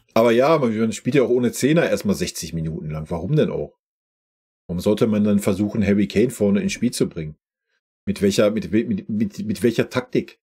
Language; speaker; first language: German; native; German